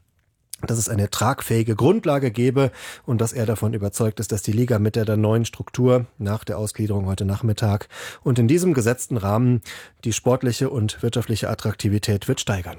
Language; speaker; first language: German; native; German